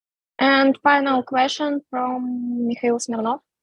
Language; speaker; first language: English; non-native, fluent; Russian